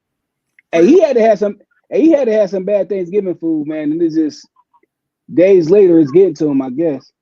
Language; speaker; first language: English; native; English